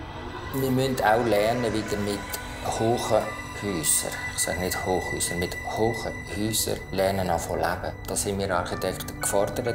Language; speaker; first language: German; non-native, fluent; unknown